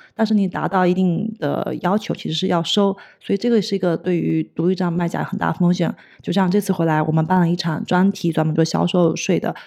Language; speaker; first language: Chinese; native; Chinese